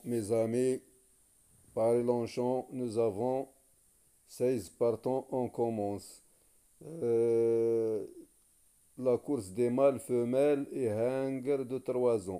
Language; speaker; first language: French; non-native, local second language; Arabic